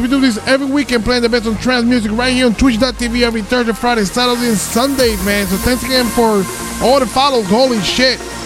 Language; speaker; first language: English; non-native, local second language; Spanish